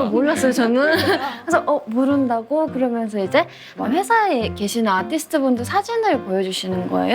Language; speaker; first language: Korean; non-native, fluent; Japanese